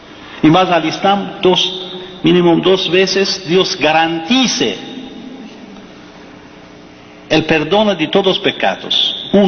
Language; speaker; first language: Spanish; non-native, fluent; Persian